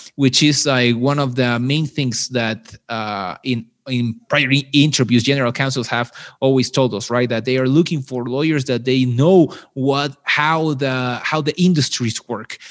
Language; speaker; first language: English; non-native, fluent; Spanish